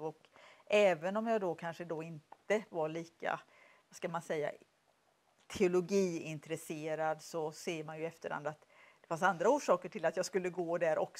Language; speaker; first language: Swedish; native; Swedish